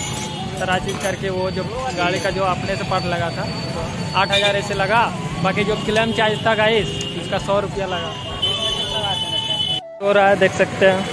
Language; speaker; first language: Hindi; native; Hindi